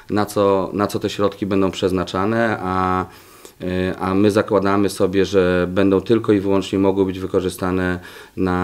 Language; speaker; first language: Polish; native; Polish